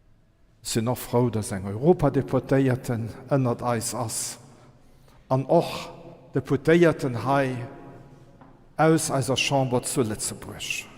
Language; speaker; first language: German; non-native, local second language; Luxembourgish